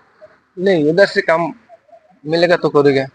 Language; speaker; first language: Hindi; non-native, learner; Bangla